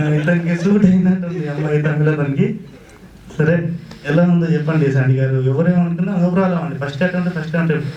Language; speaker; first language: Telugu; native; Telugu